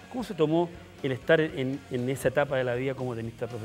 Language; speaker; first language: Spanish; native; Spanish